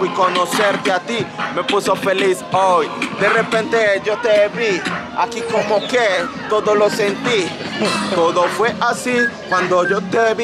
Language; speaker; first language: Spanish; native; Spanish